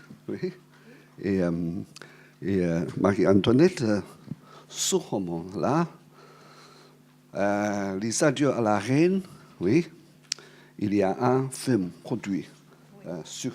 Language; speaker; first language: French; non-native, fluent; Cantonese